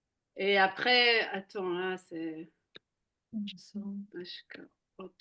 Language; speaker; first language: French; non-native, fluent; Hebrew